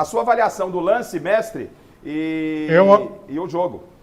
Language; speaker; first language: Portuguese; native; Portuguese